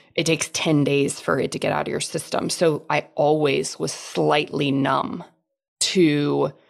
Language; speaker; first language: English; native; English